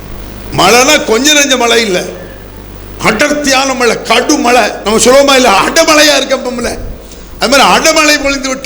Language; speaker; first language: Tamil; native; Tamil